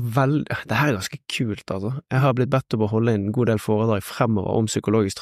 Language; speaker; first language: Norwegian; native; Norwegian